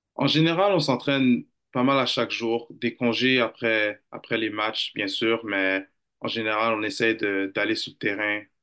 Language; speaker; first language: French; native; French